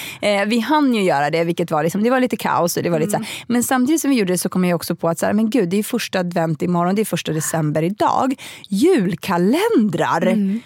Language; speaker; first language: Swedish; early bilingual, other home language; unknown